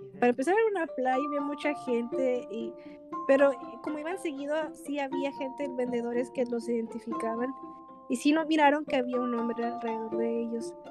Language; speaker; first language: Spanish; native; Spanish